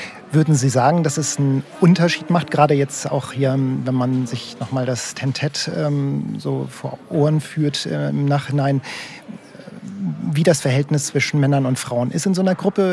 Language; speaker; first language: German; native; German